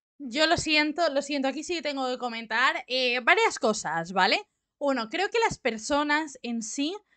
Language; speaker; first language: Spanish; native; Spanish